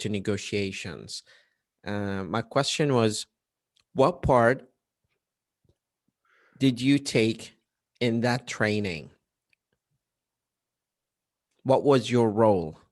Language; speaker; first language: English; non-native, fluent; Arabic